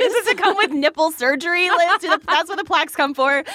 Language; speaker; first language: English; native; English